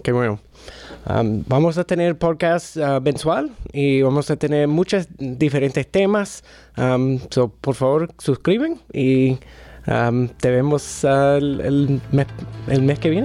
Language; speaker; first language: Spanish; early bilingual, heritage; Spanish